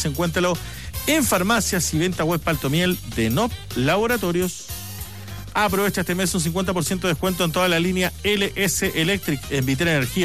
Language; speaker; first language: Spanish; native; Spanish